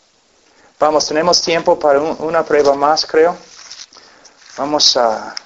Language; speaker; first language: Spanish; non-native, fluent; English